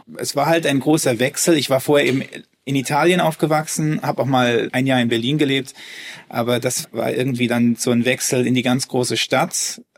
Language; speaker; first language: German; early bilingual, heritage; German